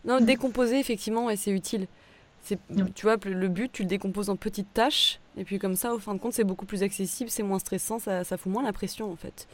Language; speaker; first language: French; native; French